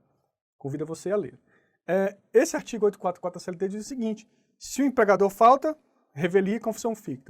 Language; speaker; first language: Portuguese; native; Portuguese